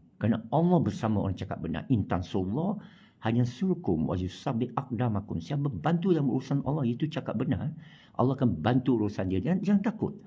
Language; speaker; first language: Malay; non-native, local second language; Chinese